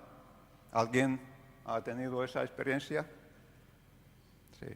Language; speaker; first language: Spanish; non-native, fluent; Finnish